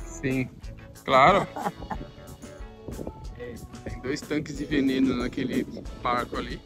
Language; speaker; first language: Spanish; non-native, learner; Portuguese